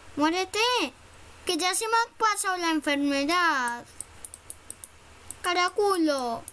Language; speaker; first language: Spanish; native; Spanish